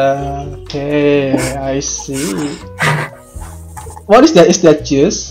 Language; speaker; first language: English; non-native, learner; Indonesian